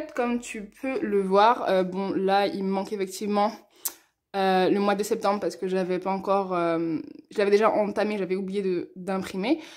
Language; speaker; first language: French; native; French